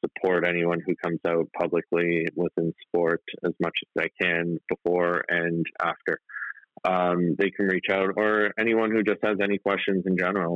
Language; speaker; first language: English; native; English